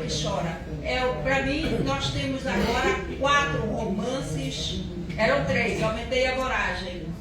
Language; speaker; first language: Portuguese; native; Portuguese